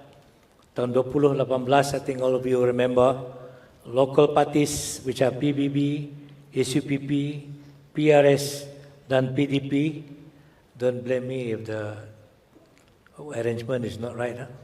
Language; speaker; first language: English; non-native, local second language; Malay